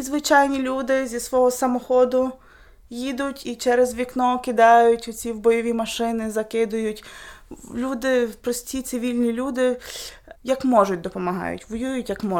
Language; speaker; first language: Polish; non-native, learner; Ukrainian